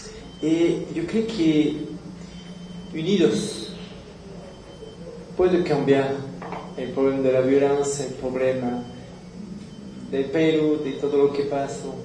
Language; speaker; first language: Spanish; non-native, learner; French